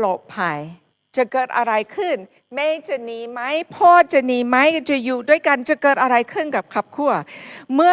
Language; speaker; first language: Thai; non-native, fluent; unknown